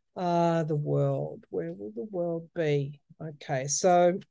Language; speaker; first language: English; native; English